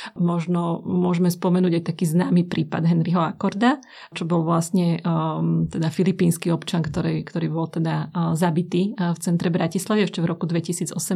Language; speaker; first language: Slovak; native; Slovak